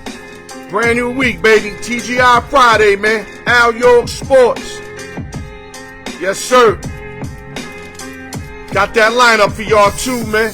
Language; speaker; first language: English; native; English